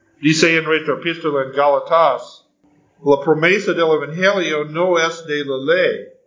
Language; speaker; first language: Spanish; non-native, fluent; English